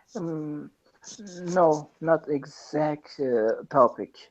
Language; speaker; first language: English; non-native, learner; Persian